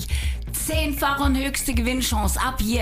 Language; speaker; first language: German; native; German